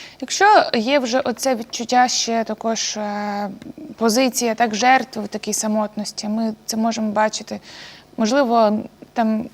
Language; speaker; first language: Ukrainian; native; Ukrainian